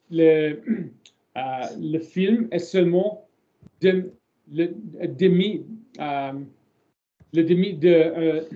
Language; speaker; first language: French; non-native, learner; German